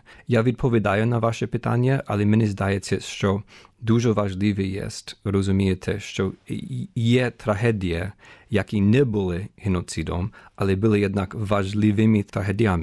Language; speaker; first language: Ukrainian; non-native, fluent; English